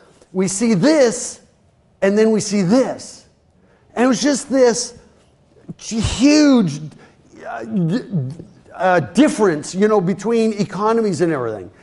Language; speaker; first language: English; native; English